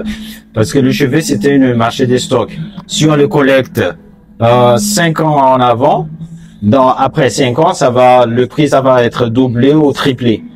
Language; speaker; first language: French; non-native, fluent; Chinese